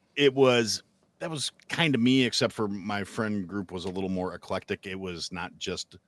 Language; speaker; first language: English; native; English